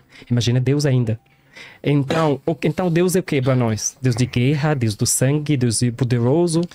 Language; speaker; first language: Portuguese; non-native, learner; Arabic